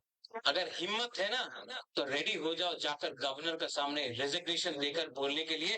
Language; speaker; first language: Hindi; non-native, local second language; Kok Borok